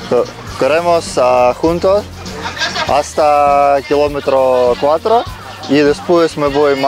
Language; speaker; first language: Spanish; non-native, learner; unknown